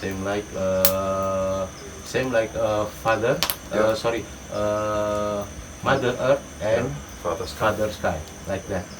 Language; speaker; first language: English; non-native, learner; Indonesian